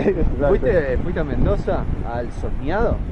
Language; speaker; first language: Spanish; native; Spanish